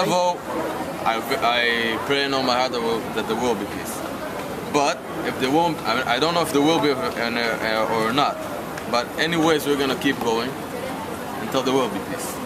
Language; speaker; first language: English; non-native, fluent; Hebrew